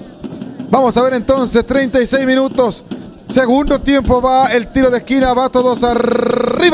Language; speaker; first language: Spanish; native; Spanish